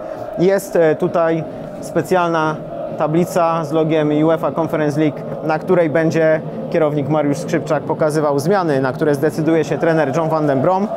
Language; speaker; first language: Polish; native; Polish